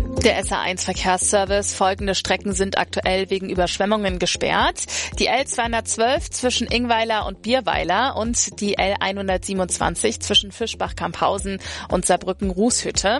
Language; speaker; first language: German; native; German